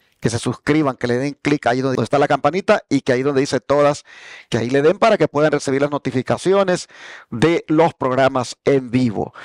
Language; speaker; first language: Spanish; native; Spanish